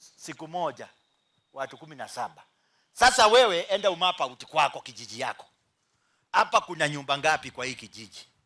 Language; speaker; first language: Swahili; native; Swahili